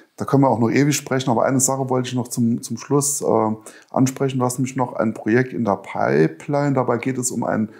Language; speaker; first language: German; native; German